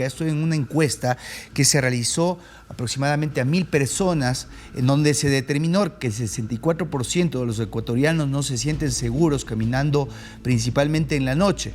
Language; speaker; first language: Spanish; native; Spanish